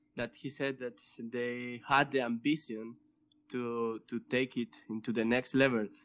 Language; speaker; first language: English; non-native, fluent; Spanish